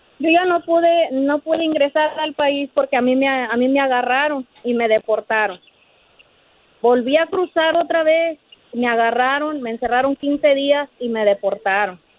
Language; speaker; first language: Spanish; native; Spanish